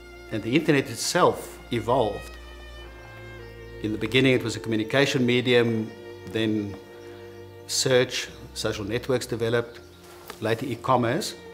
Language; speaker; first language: English; non-native, local second language; Afrikaans